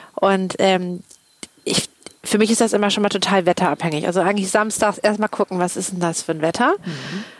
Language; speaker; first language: German; native; German